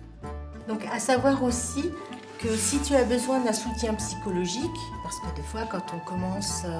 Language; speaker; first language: French; native; French